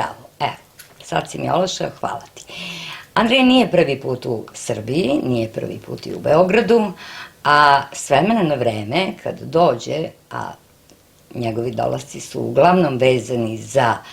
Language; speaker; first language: Bosnian; native; Bosnian